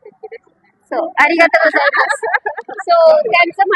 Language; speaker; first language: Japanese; non-native, fluent; Marathi